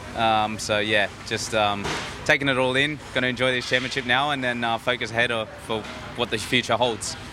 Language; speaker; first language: English; native; English